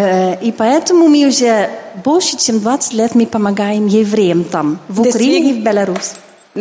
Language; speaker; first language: Russian; non-native, learner; Dutch